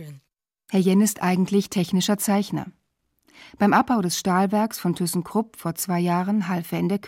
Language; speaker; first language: German; native; German